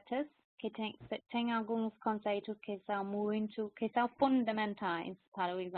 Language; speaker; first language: Portuguese; non-native, fluent; English